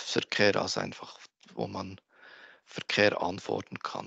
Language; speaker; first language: German; native; German